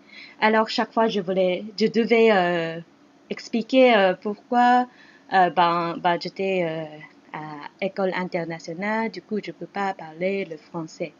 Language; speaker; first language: French; non-native, fluent; Japanese